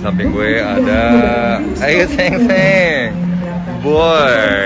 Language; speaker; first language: Indonesian; native; Indonesian